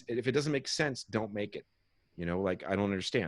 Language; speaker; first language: English; native; English